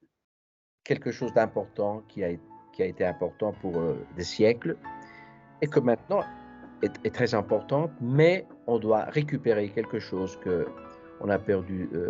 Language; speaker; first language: French; non-native, fluent; Italian